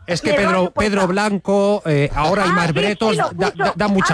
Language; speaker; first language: Spanish; native; Spanish